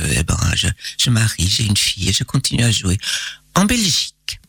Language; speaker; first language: French; native; French